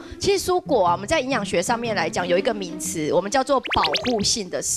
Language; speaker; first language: Chinese; native; Chinese